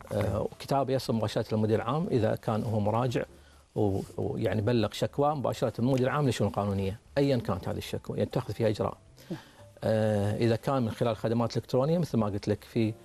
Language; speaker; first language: Arabic; native; Arabic